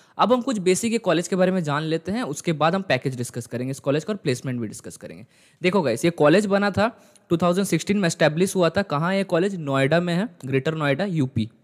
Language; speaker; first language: Hindi; native; Hindi